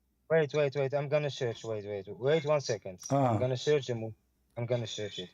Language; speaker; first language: English; non-native, fluent; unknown